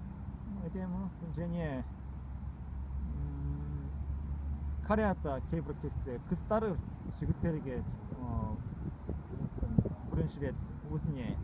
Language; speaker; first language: Kazakh; non-native, learner; Korean